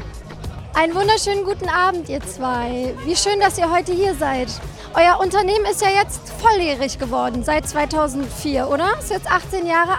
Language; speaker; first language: German; native; German